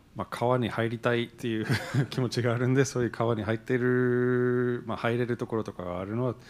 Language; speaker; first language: Japanese; non-native, fluent; English